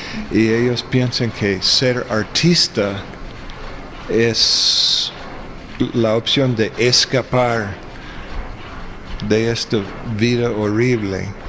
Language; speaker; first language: Spanish; non-native, fluent; English